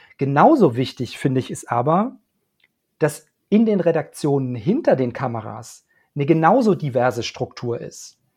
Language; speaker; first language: German; native; German